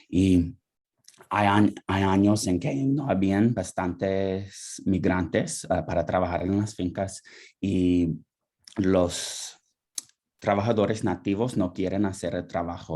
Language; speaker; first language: Spanish; non-native, fluent; English